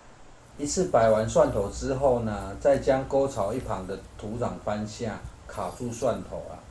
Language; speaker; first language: Chinese; native; Chinese